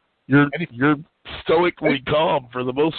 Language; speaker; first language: English; native; English